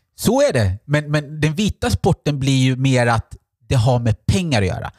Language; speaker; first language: Swedish; early bilingual, other home language; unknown